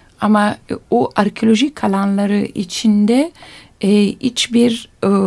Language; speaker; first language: Turkish; non-native, learner; Italian